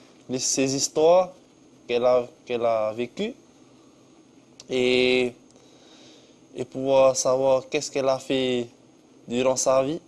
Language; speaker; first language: French; non-native, local second language; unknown